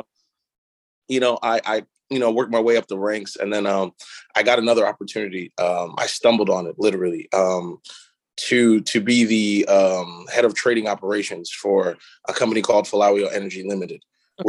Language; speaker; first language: English; native; English